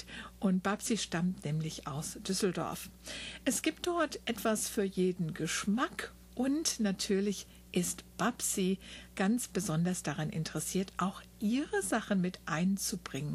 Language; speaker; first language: German; native; German